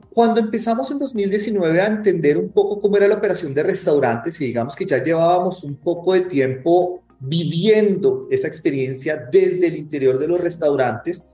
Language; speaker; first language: Spanish; native; Spanish